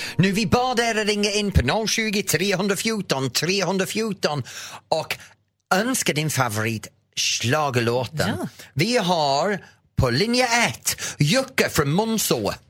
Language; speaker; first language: Swedish; non-native, fluent; English